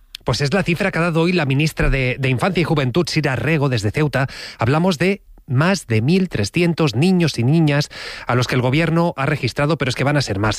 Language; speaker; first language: Spanish; native; Spanish